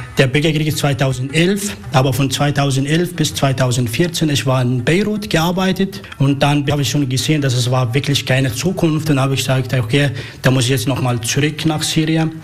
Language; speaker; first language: German; non-native, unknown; Arabic